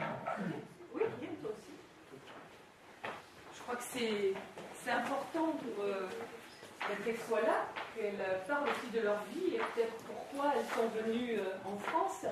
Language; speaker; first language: French; native; French